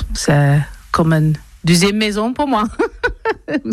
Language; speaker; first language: French; non-native, learner; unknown